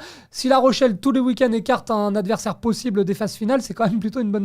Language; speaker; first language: French; native; French